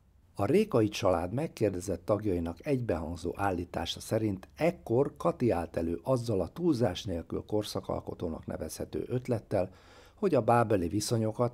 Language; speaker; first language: Hungarian; native; Hungarian